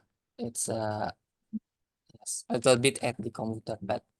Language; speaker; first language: English; non-native, learner; Indonesian